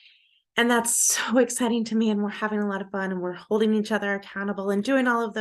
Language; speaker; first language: English; native; English